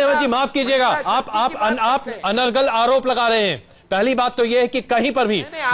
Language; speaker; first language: Hindi; native; Hindi